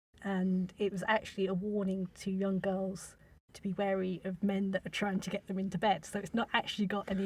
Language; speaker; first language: English; native; English